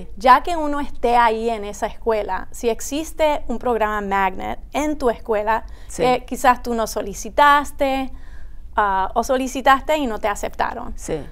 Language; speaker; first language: Spanish; early bilingual, heritage; Spanish